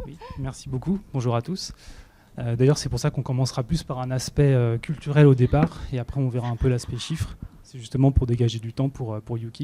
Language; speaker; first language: French; native; French